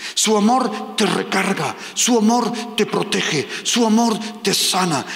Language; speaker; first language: Spanish; early bilingual, heritage; Spanish